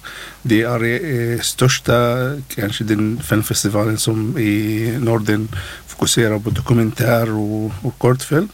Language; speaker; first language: Swedish; non-native, learner; Arabic